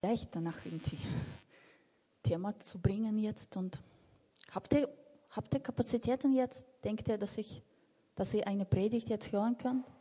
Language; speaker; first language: German; non-native, fluent; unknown